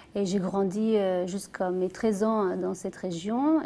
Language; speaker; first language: French; non-native, fluent; Azerbaijani